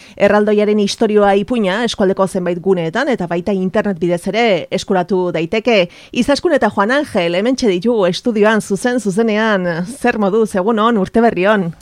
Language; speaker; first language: Basque; native; Basque